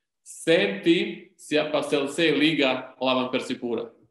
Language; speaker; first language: Indonesian; non-native, learner; Serbian